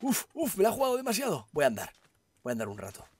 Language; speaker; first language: Spanish; native; Spanish